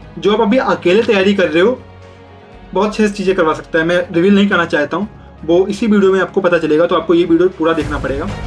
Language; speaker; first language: Hindi; native; Hindi